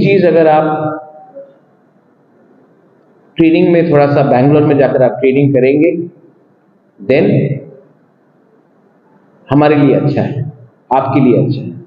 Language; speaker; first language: Hindi; non-native, local second language; Kok Borok